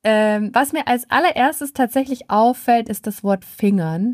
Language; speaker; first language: German; native; German